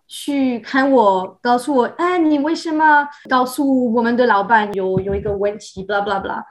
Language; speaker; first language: Chinese; non-native, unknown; French